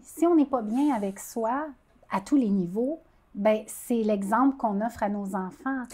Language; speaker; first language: French; native; French